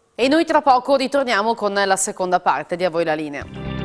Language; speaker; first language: Italian; native; Italian